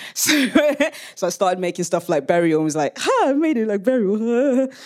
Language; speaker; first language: English; native; English